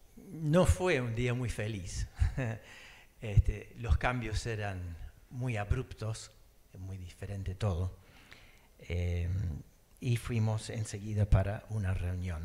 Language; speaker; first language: Spanish; early bilingual, other home language; English